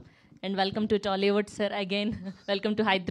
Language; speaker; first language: Telugu; native; Telugu